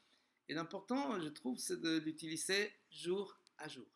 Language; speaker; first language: French; non-native, fluent; Spanish